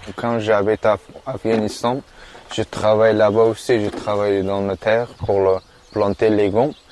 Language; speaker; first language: French; non-native, learner; Persian